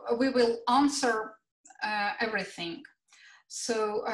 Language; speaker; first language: English; non-native, fluent; Latvian